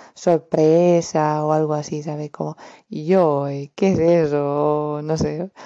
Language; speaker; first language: Spanish; non-native, fluent; Romanian